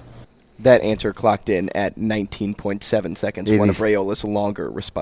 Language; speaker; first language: English; native; English